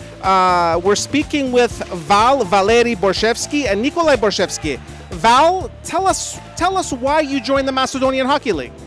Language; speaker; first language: English; early bilingual, other home language; Macedonian